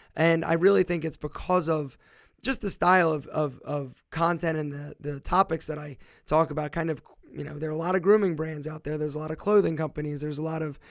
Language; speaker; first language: English; native; English